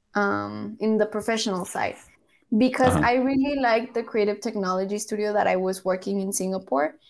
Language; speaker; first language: English; early bilingual, other home language; Spanish